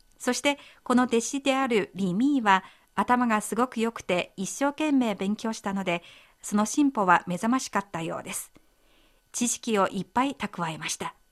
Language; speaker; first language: Japanese; non-native, fluent; Chinese